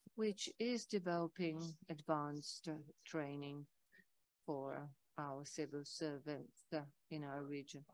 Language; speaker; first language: English; non-native, fluent; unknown